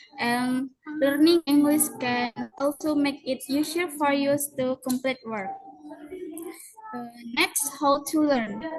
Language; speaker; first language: English; non-native, learner; Indonesian